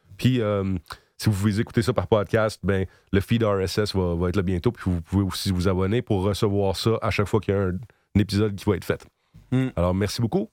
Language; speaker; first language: French; native; French